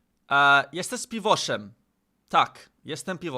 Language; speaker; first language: Polish; non-native, learner; English